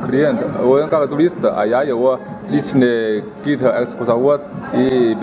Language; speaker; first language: Russian; non-native, fluent; Chinese